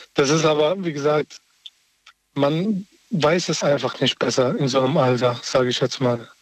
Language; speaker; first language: German; native; German